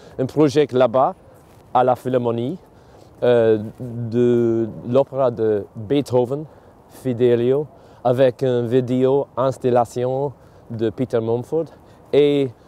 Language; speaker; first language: French; non-native, fluent; English